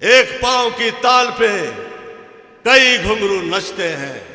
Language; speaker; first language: Hindi; non-native, local second language; Marathi